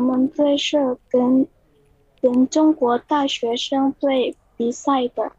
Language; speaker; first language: Chinese; non-native, learner; Indonesian